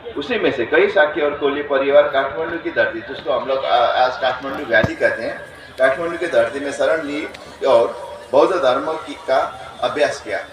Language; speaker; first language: Hindi; non-native, fluent; Newari